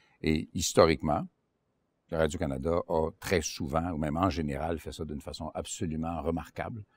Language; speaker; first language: French; native; French